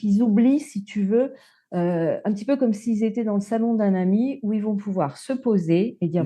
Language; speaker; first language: French; native; French